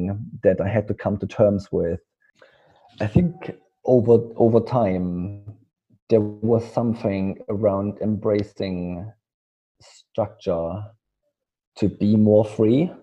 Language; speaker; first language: English; non-native, fluent; German